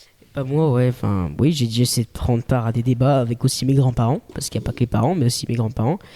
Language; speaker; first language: French; native; French